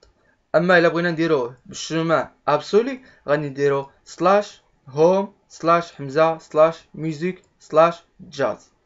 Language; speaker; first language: Arabic; native; Arabic